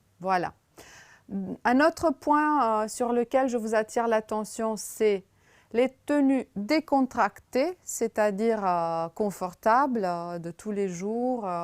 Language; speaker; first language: French; non-native, fluent; Romanian